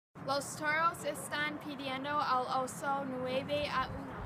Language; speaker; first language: Spanish; non-native, learner; English